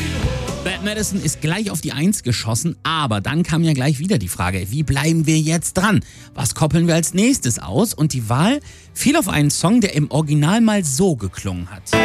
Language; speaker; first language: German; native; German